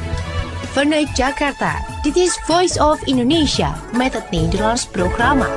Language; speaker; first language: Dutch; non-native, learner; Indonesian